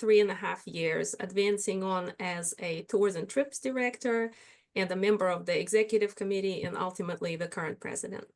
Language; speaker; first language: English; non-native, fluent; Russian